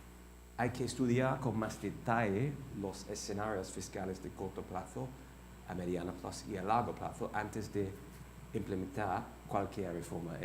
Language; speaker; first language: Spanish; non-native, fluent; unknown